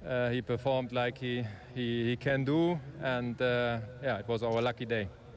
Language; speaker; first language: English; non-native, fluent; German